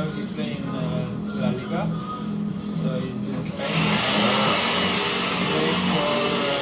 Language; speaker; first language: English; non-native, learner; Romanian